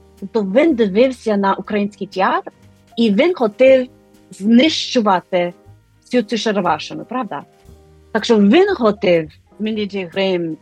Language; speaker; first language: Ukrainian; non-native, fluent; English